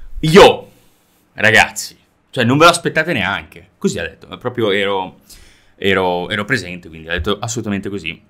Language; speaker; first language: Italian; native; Italian